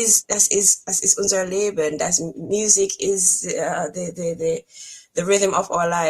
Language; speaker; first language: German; non-native, fluent; English